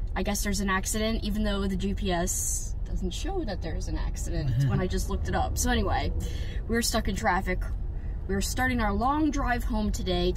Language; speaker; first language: English; native; English